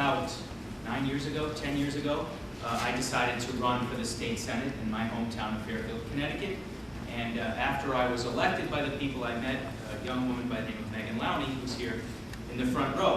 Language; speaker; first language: English; native; English